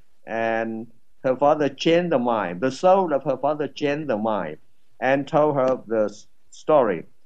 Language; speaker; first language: English; non-native, fluent; Vietnamese